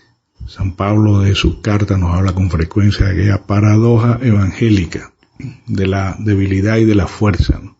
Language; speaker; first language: Spanish; native; Spanish